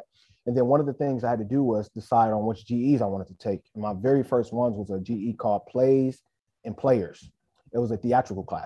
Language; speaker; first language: English; native; English